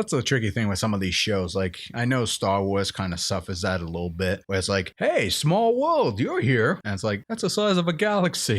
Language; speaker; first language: English; native; English